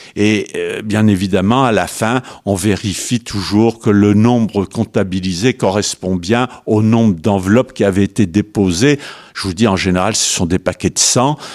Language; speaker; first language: French; native; French